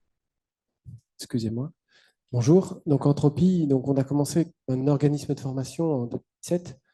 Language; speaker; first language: French; native; French